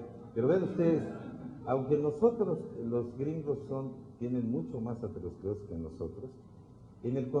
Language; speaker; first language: Spanish; native; Spanish